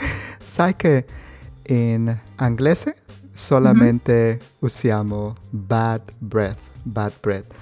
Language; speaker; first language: Italian; non-native, learner; Spanish